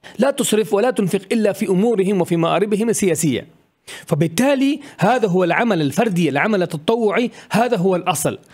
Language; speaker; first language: Arabic; non-native, fluent; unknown